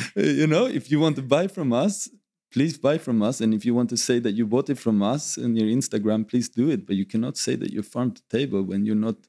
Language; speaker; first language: English; non-native, fluent; Swedish